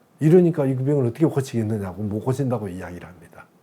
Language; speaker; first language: Korean; native; Korean